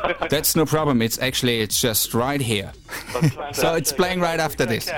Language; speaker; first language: English; non-native, fluent; German